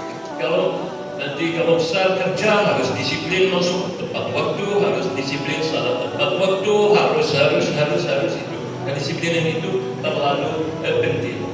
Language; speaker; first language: Indonesian; non-native, learner; Arabic